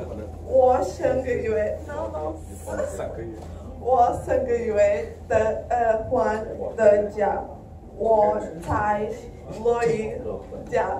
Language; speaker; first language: Chinese; non-native, learner; Portuguese